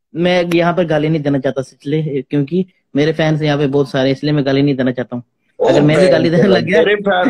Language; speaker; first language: Hindi; native; Hindi